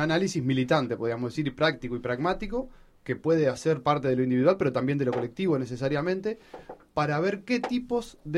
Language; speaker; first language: Spanish; native; Spanish